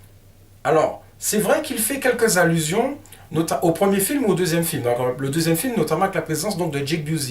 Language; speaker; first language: French; native; French